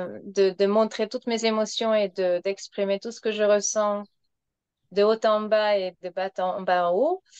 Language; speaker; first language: French; non-native, fluent; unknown